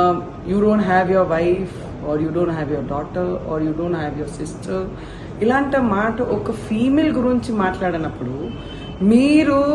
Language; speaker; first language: Telugu; non-native, learner; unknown